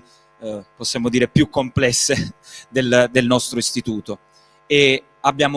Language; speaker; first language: Italian; native; Italian